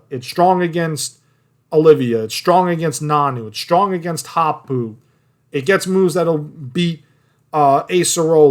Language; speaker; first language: English; native; English